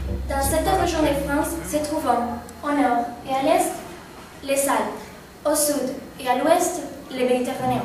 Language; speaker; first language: French; non-native, learner; Spanish